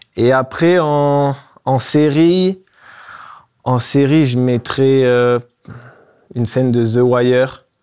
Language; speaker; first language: French; native; French